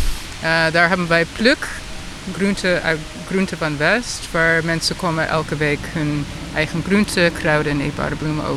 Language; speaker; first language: Dutch; non-native, fluent; English